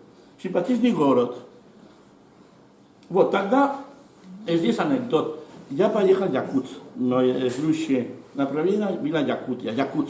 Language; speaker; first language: Russian; non-native, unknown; Spanish